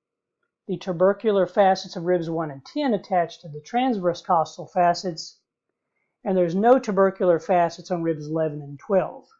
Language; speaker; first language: English; native; English